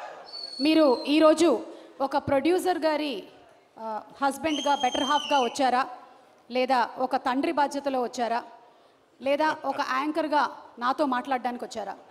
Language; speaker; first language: Telugu; native; Telugu